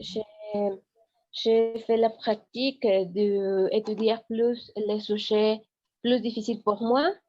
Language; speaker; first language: French; non-native, learner; Spanish